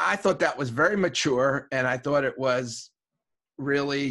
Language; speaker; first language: English; native; English